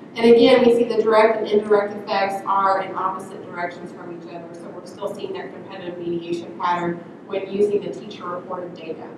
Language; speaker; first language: English; native; English